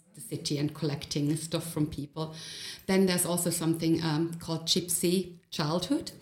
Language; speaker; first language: English; non-native, fluent; German